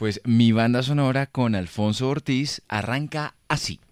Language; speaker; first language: Spanish; native; Spanish